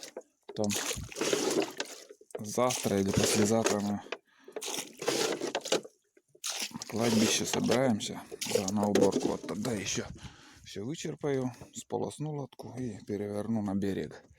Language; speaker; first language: Russian; native; Russian